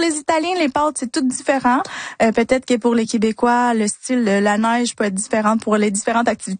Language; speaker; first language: French; early bilingual, other home language; Spanish